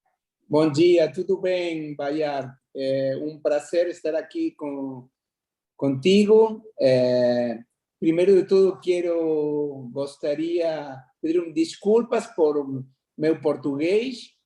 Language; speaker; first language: Portuguese; non-native, fluent; Spanish